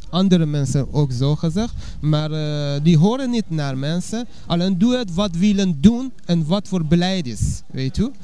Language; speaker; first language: Dutch; non-native, learner; Persian